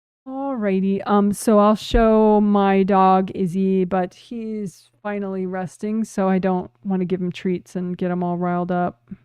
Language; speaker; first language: English; native; English